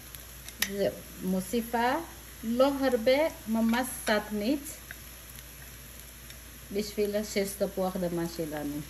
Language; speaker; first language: Hebrew; non-native, fluent; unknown